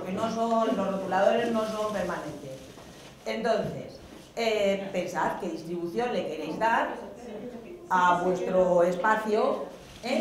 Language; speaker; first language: Spanish; native; Spanish